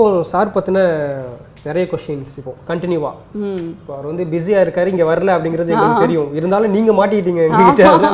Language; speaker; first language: Tamil; native; Tamil